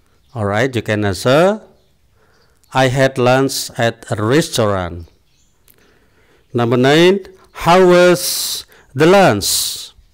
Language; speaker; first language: English; non-native, fluent; Indonesian